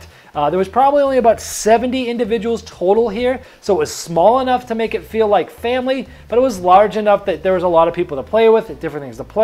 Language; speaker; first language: English; native; English